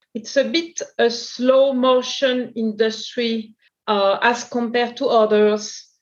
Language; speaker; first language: English; non-native, fluent; French